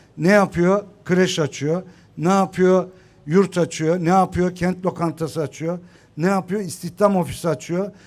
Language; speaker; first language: Turkish; native; Turkish